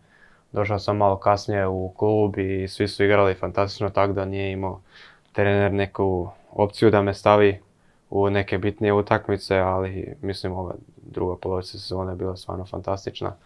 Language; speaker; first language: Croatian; early bilingual, heritage; Croatian